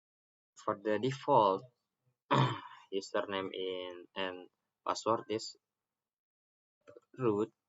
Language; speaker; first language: English; non-native, learner; Indonesian